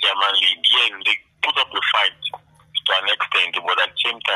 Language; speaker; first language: English; non-native, local second language; Yoruba